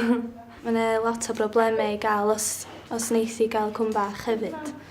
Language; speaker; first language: Welsh; native; Welsh